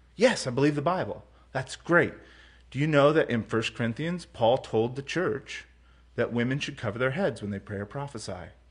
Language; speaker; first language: English; native; English